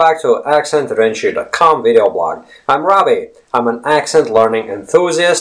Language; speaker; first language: English; non-native, fluent; Latvian